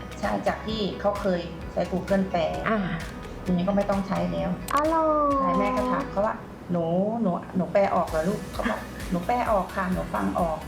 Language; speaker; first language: Thai; native; Thai